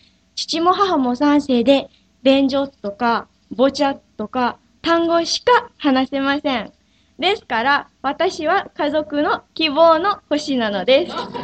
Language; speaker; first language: Japanese; non-native, fluent; English